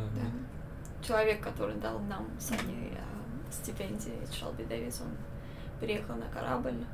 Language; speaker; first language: Russian; non-native, local second language; Armenian